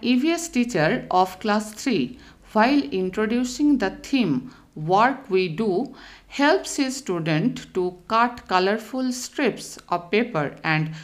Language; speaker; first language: English; non-native, local second language; Bangla